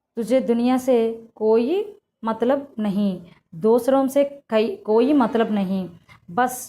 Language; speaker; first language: Hindi; non-native, local second language; Telugu